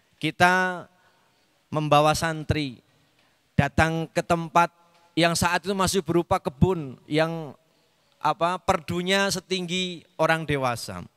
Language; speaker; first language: Indonesian; native; Indonesian